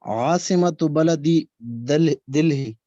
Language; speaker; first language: Arabic; non-native, learner; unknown